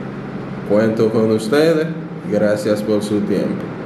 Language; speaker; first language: Spanish; non-native, fluent; Haitian Creole